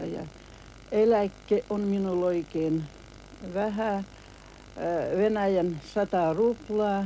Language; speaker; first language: Finnish; early bilingual, heritage; Finnish